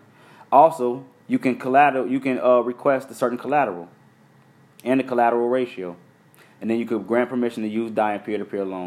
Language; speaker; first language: English; native; English